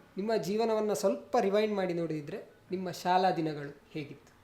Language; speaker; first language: Kannada; native; Kannada